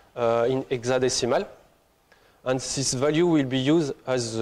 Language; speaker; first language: English; non-native, fluent; French